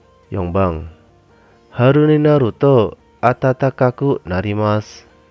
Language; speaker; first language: Japanese; non-native, fluent; Indonesian